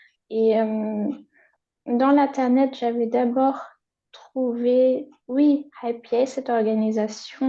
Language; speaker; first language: French; non-native, fluent; German